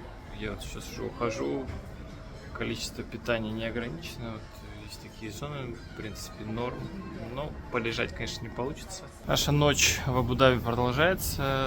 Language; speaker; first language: Russian; native; Russian